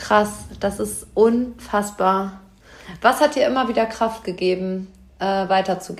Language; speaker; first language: German; native; German